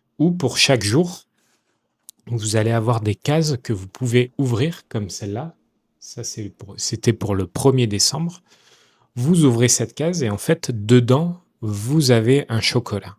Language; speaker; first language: French; native; French